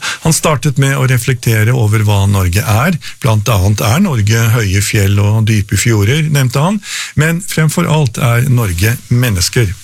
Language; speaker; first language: Norwegian; native; Norwegian